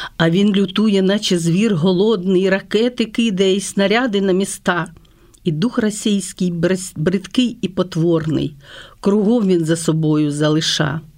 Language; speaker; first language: Ukrainian; non-native, local second language; Russian